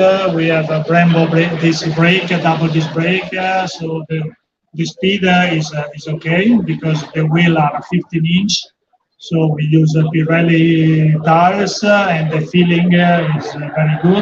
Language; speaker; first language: English; non-native, fluent; Italian